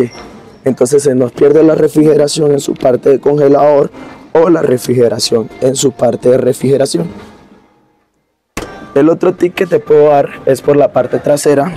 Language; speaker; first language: Spanish; native; Spanish